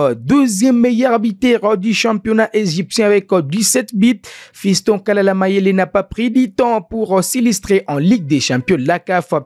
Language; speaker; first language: French; non-native, local second language; Swahili